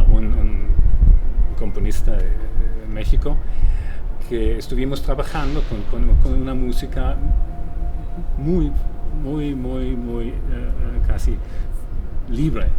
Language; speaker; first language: Spanish; non-native, fluent; German